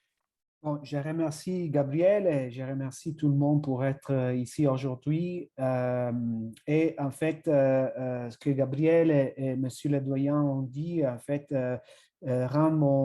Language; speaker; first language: French; non-native, fluent; Italian